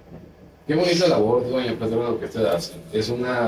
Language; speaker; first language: Spanish; native; Spanish